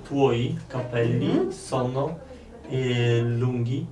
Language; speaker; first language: Italian; non-native, learner; Polish